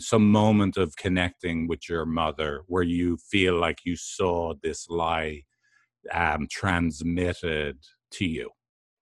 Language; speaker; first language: English; native; English